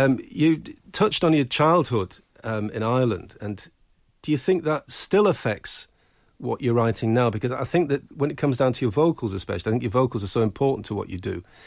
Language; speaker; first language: English; native; English